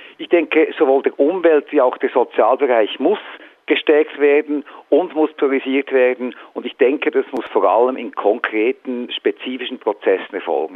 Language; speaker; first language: German; native; German